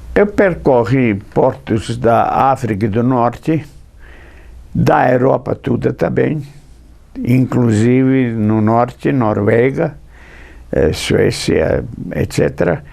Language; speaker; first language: Portuguese; non-native, fluent; English